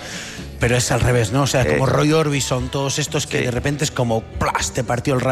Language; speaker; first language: Spanish; native; Spanish